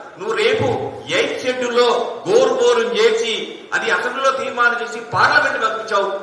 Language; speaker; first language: Telugu; non-native, local second language; Lambadi